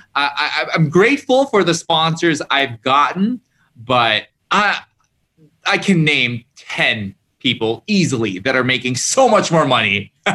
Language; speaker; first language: English; native; English